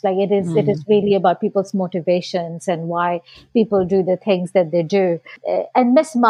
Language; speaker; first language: English; non-native, local second language; Bangla